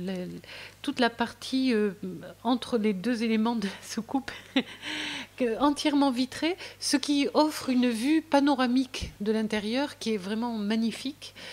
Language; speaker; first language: French; native; French